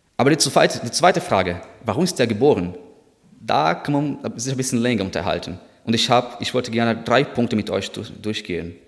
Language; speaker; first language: German; non-native, fluent; Portuguese